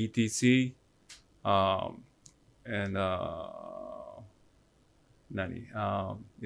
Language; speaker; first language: English; non-native, learner; Japanese